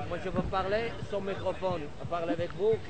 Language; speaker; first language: French; non-native, learner; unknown